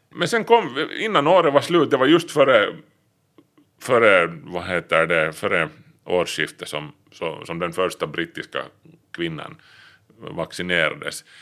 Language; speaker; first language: Swedish; native; Swedish